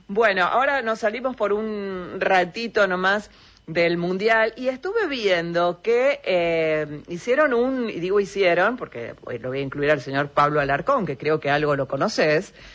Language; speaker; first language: Spanish; native; Spanish